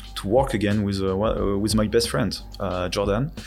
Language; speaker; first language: English; non-native, fluent; French